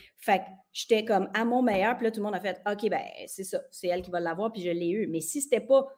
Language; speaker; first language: French; native; French